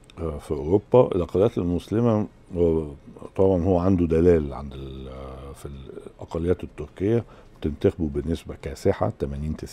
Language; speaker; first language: Arabic; native; Arabic